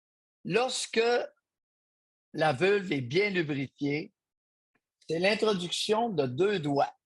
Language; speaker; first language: French; native; French